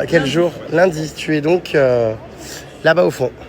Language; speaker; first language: French; native; French